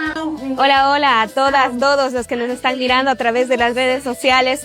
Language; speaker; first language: Spanish; non-native, local second language; Quechua